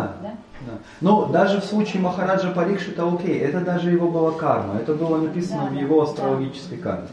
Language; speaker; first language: Russian; native; Russian